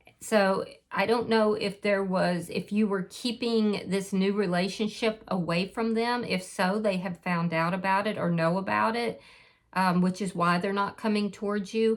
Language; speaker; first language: English; native; English